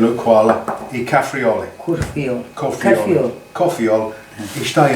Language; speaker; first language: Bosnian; non-native, learner; English